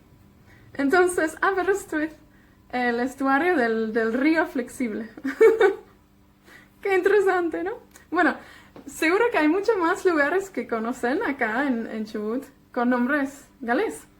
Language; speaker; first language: Spanish; non-native, fluent; Welsh